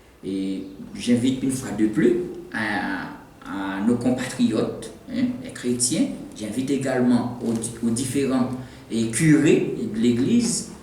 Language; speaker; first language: French; non-native, local second language; Haitian Creole